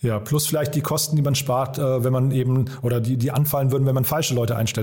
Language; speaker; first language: German; native; German